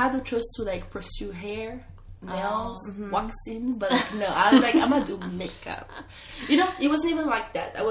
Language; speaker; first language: English; non-native, fluent; Malagasy